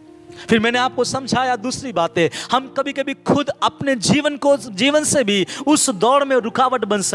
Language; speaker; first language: Hindi; non-native, local second language; Bangla